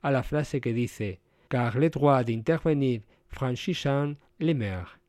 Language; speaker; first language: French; non-native, fluent; Spanish